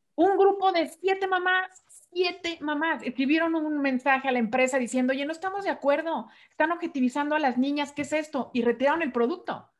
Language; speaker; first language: Spanish; native; Spanish